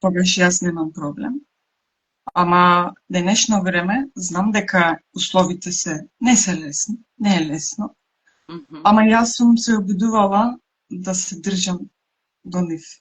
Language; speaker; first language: Macedonian; non-native, local second language; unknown